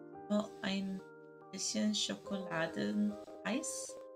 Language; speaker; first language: German; non-native, learner; Spanish